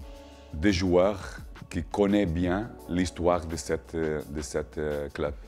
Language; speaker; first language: French; non-native, learner; Portuguese